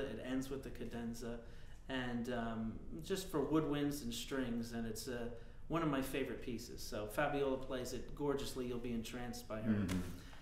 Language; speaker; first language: English; native; English